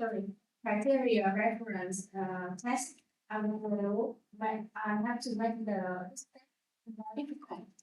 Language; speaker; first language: English; non-native, learner; Vietnamese